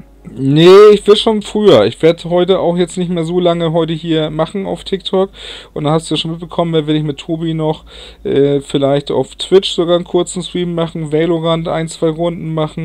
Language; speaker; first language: German; native; German